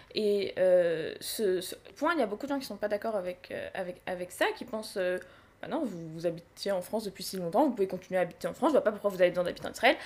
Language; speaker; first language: French; native; French